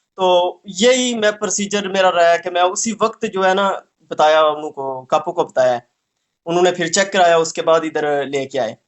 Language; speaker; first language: Urdu; non-native, local second language; Punjabi